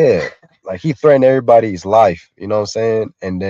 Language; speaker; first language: English; native; English